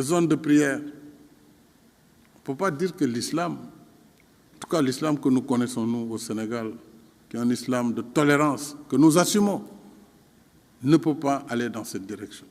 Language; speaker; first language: French; non-native, local second language; Fula